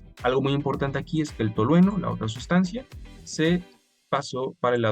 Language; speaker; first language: Spanish; native; Spanish